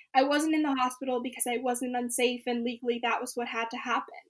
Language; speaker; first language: English; native; English